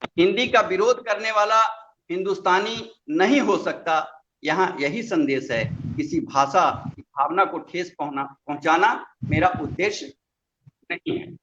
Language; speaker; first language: Hindi; non-native, local second language; Magahi